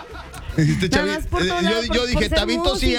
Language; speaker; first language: Spanish; native; Spanish